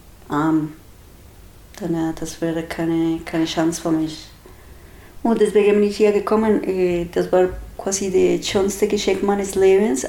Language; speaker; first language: German; non-native, fluent; Spanish